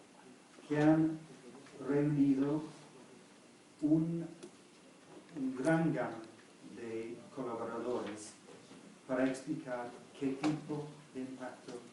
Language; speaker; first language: Spanish; non-native, fluent; English